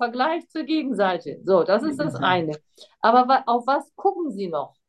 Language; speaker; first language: German; native; German